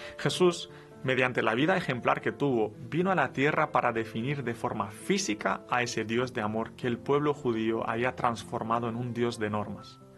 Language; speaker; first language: Spanish; non-native, fluent; Romanian